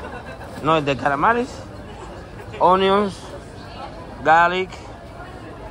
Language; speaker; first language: English; non-native, learner; Spanish